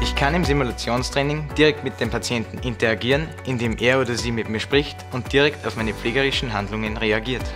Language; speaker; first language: German; native; German